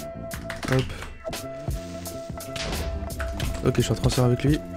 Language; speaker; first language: French; native; French